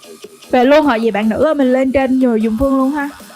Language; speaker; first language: Vietnamese; native; Vietnamese